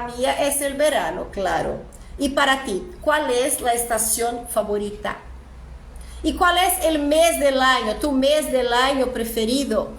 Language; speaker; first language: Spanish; non-native, fluent; Portuguese